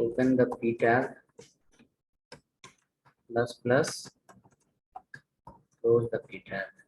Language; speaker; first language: English; non-native, local second language; Telugu